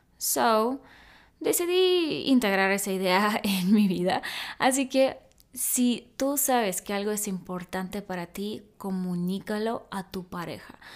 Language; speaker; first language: Spanish; early bilingual, other home language; Russian